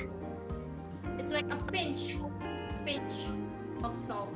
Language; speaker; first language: English; non-native, learner; Indonesian